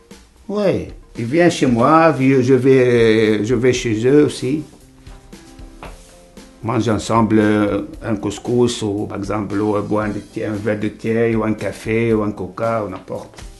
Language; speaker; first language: French; non-native, learner; Arabic